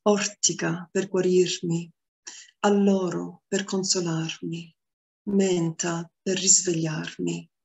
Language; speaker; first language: Italian; early bilingual, heritage; Italian